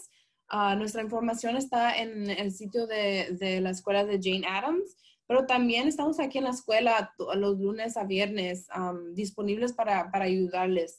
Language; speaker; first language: Spanish; early bilingual, heritage; Spanish